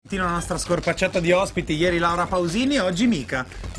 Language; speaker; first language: Italian; native; Italian